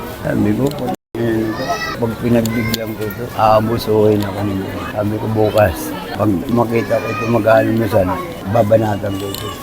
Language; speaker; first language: Filipino; non-native, local second language; Waray